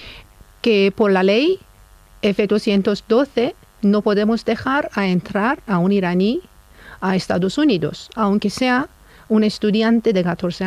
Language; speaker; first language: Spanish; non-native, fluent; Persian